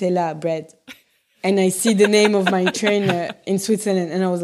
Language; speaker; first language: English; non-native, fluent; French